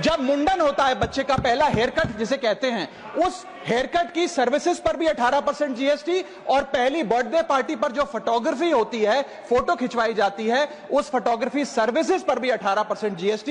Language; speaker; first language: Hindi; native; Hindi